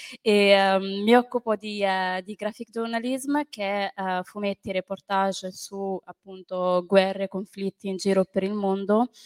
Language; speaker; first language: Italian; early bilingual, other home language; Arabic